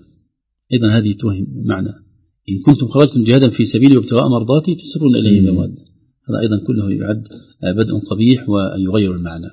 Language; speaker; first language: Arabic; native; Arabic